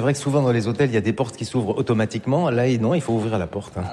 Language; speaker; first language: French; native; French